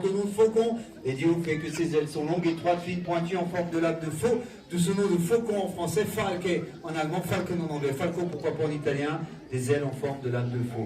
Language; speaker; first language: French; native; French